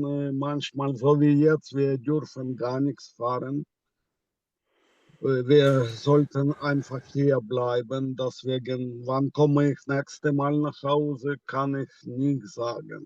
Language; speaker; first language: German; non-native, fluent; Ukrainian